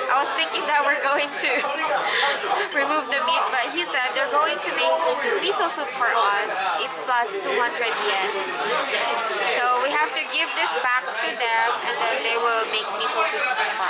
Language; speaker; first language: English; non-native, local second language; Filipino